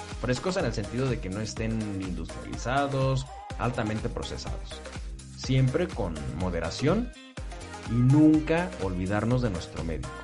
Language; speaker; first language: Spanish; native; Spanish